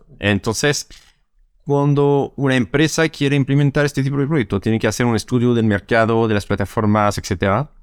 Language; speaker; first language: Spanish; non-native, fluent; French